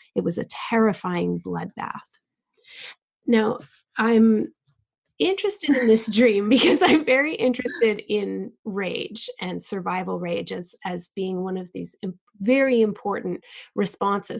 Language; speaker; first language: English; native; English